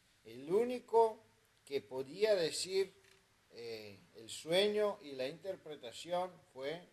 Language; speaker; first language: Spanish; non-native, fluent; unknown